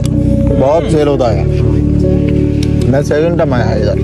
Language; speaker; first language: Hindi; non-native, learner; Bangla